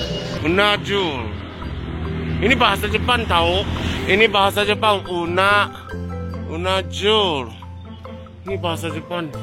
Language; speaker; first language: Indonesian; non-native, learner; Japanese